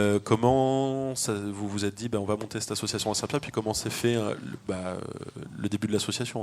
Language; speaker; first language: French; native; French